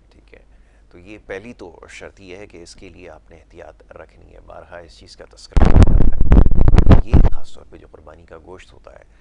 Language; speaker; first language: Urdu; native; Urdu